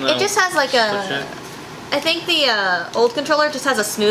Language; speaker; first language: English; native; English